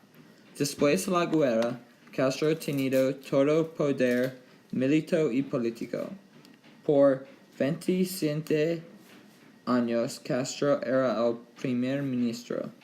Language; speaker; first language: Spanish; non-native, learner; English